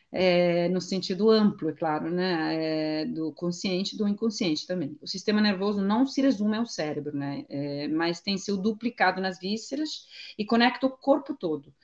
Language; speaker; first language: Portuguese; non-native, fluent; Italian